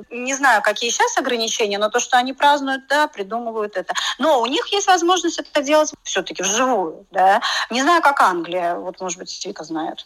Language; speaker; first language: Russian; native; Russian